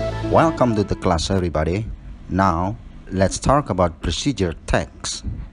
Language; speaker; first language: English; non-native, fluent; Indonesian